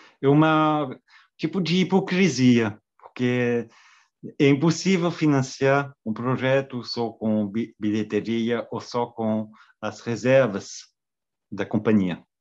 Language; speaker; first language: Portuguese; non-native, fluent; French